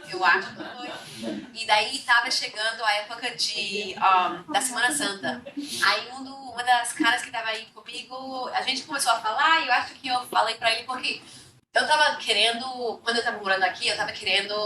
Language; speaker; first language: Portuguese; non-native, fluent; English